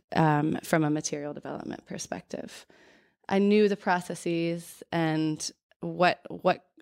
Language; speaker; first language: English; native; English